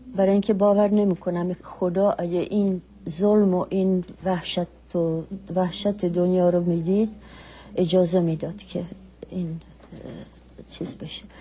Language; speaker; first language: Persian; non-native, fluent; Czech